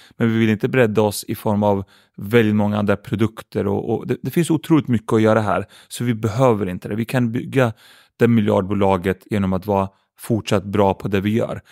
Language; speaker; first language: Swedish; early bilingual, other home language; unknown